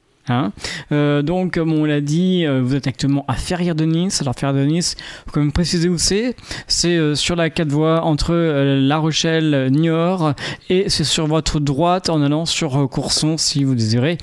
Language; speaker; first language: French; native; French